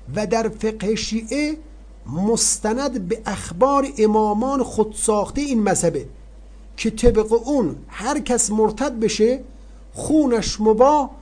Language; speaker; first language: Persian; native; Persian